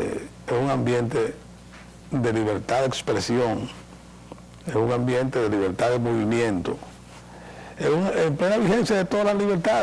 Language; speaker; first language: Spanish; native; Spanish